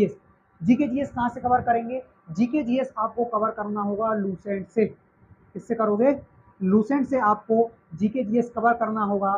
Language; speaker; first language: Hindi; native; Hindi